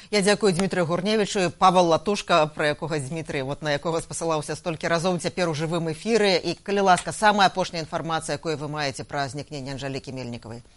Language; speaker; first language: Belarusian; non-native, local second language; Russian